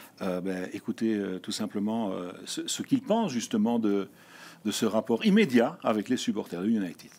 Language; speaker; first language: French; native; French